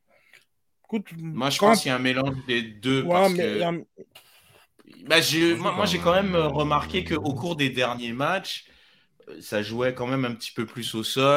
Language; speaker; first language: French; native; French